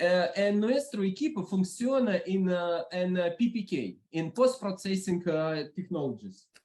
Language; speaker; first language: Spanish; non-native, learner; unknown